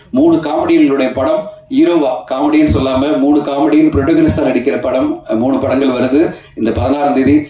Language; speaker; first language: Tamil; native; Tamil